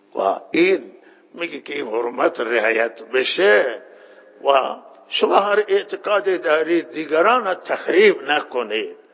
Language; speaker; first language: Persian; non-native, local second language; Baluchi